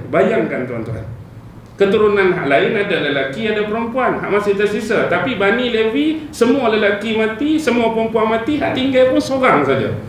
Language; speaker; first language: Malay; native; Malay